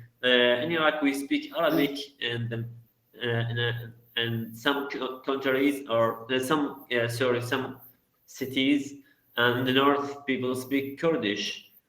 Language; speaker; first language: English; non-native, learner; Arabic